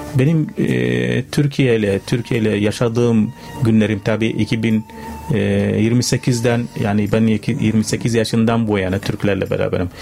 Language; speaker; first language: Turkish; non-native, fluent; Arabic